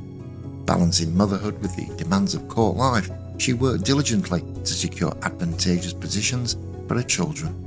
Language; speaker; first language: English; native; English